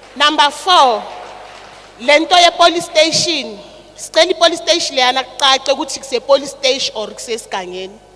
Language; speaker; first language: Zulu; native; Zulu